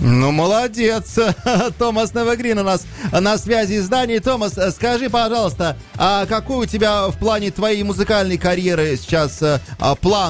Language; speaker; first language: Russian; native; Russian